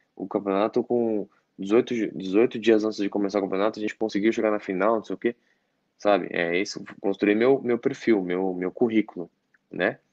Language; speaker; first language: Portuguese; native; Portuguese